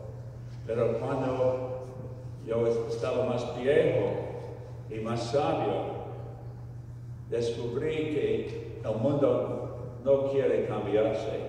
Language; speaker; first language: Spanish; non-native, fluent; English